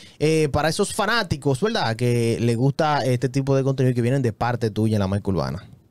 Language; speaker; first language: Spanish; native; Spanish